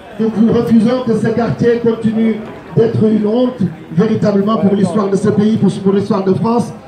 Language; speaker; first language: French; non-native, local second language; Wolof